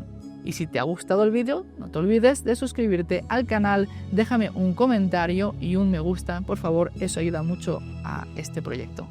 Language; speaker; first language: Spanish; native; Spanish